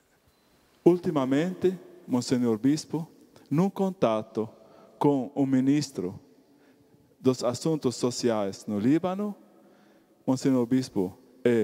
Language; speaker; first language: Portuguese; non-native, fluent; Arabic